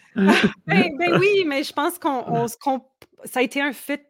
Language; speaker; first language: French; native; French